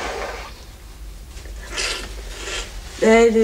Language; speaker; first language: Swedish; native; Swedish